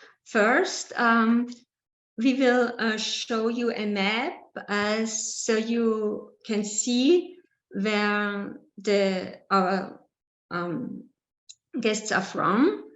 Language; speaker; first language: English; non-native, learner; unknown